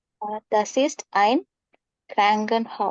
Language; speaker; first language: German; non-native, learner; Malayalam